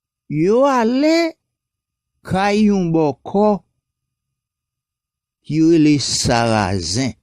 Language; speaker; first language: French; non-native, local second language; Haitian Creole